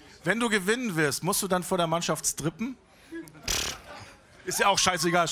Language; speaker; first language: German; native; German